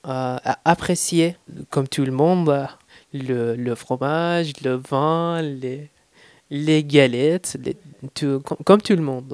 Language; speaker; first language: French; non-native, fluent; Persian